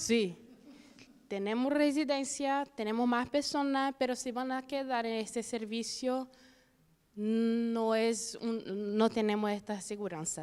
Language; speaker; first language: Spanish; non-native, fluent; Portuguese